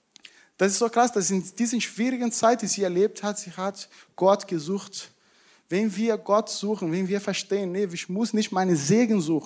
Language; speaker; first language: German; non-native, fluent; Portuguese